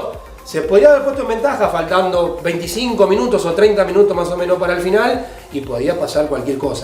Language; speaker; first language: Spanish; native; Spanish